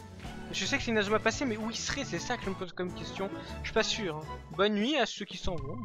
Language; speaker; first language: French; native; French